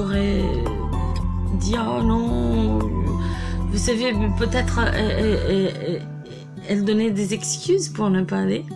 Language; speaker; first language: French; non-native, fluent; Portuguese